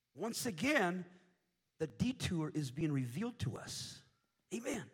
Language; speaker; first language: English; early bilingual, other home language; Portuguese